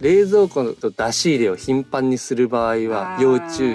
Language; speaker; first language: Japanese; native; Japanese